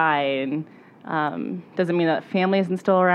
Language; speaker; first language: English; native; English